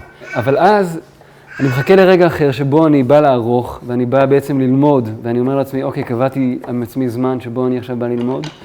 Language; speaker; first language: Hebrew; native; Hebrew